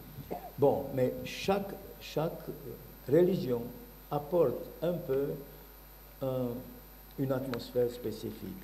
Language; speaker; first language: French; non-native, learner; Bulgarian